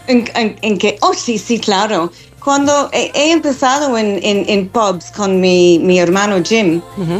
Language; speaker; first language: Spanish; non-native, learner; English